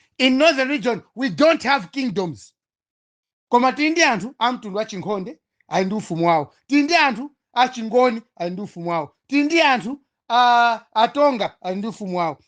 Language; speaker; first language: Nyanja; non-native, local second language; Tumbuka